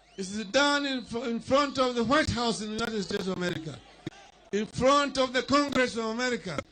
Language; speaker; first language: English; non-native, local second language; Swahili